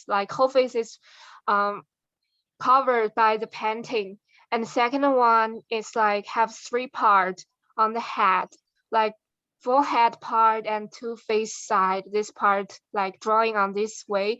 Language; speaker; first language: English; non-native, learner; Chinese